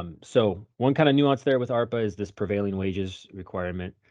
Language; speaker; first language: English; native; English